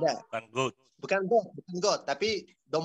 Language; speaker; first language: Indonesian; non-native, fluent; Uzbek